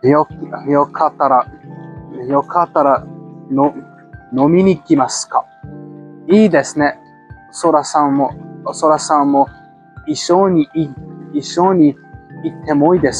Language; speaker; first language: Japanese; non-native, learner; English